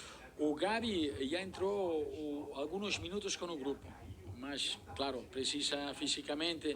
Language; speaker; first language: Portuguese; non-native, learner; Spanish